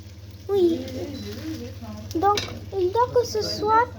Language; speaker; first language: French; non-native, learner; Spanish